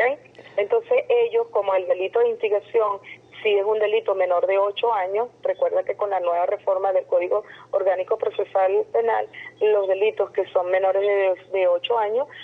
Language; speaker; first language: Spanish; native; Spanish